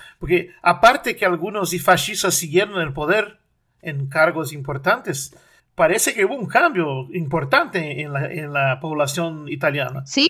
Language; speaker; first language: Spanish; non-native, fluent; Portuguese